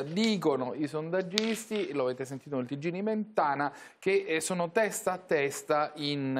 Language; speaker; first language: Italian; native; Italian